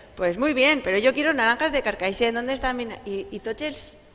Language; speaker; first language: Spanish; non-native, local second language; Catalan